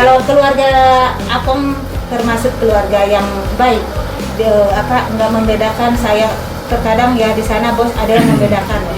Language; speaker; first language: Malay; non-native, local second language; Sundanese